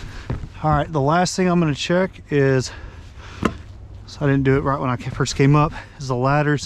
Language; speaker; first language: English; native; English